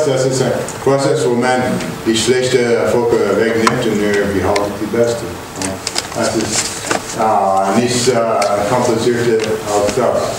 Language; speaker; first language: German; non-native, learner; English